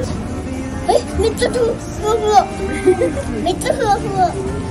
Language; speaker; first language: Japanese; native; Japanese